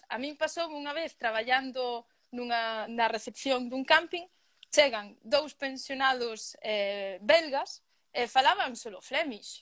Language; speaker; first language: Galician; early bilingual, other home language; Spanish